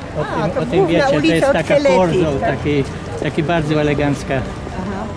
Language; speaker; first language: Polish; non-native, learner; Hungarian